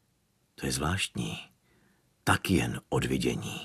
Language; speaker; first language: Czech; native; Czech